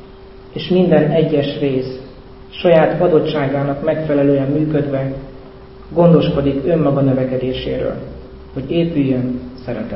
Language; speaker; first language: Hungarian; native; Hungarian